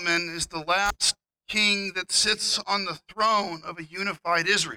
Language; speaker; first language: English; native; English